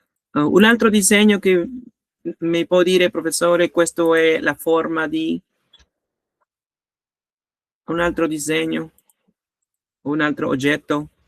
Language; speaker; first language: Italian; non-native, learner; Spanish